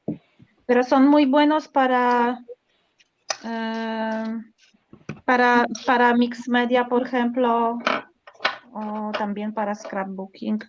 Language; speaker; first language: Spanish; non-native, learner; Polish